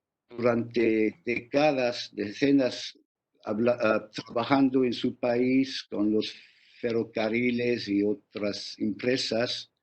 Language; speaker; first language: Spanish; non-native, fluent; English